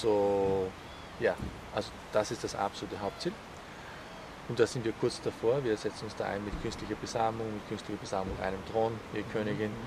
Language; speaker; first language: German; native; German